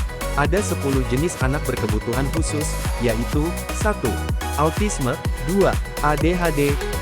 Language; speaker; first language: Indonesian; native; Indonesian